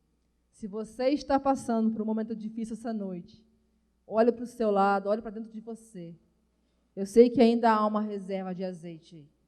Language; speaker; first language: Portuguese; native; Portuguese